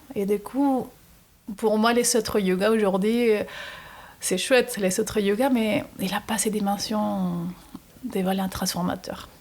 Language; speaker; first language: French; non-native, fluent; Spanish